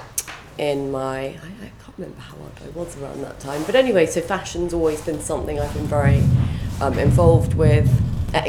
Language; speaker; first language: English; native; English